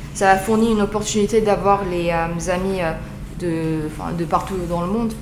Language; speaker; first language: French; early bilingual, other home language; Korean